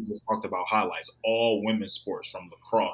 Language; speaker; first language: English; native; English